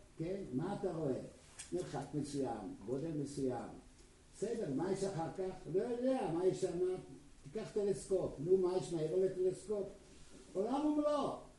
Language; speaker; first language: Hebrew; non-native, fluent; Czech